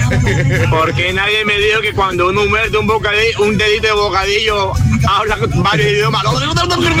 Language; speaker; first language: Spanish; native; Spanish